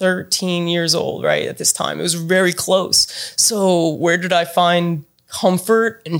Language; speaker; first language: English; native; English